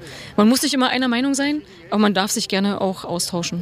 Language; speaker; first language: German; native; German